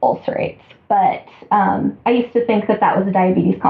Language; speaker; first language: English; native; English